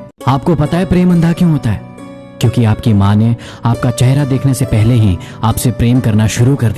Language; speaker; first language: Hindi; native; Hindi